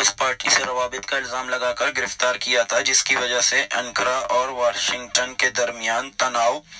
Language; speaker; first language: Urdu; non-native, local second language; Baluchi